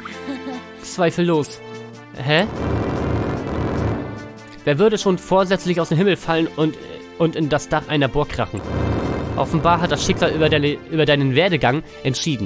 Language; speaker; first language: German; native; German